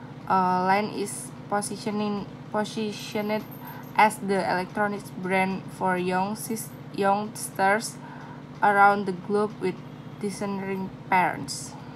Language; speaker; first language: English; non-native, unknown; Indonesian